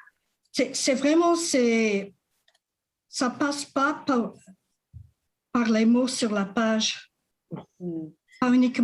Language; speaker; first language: French; non-native, fluent; English